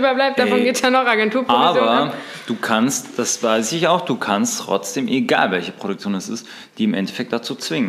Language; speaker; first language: German; native; German